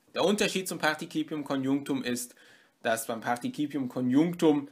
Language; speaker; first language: German; native; German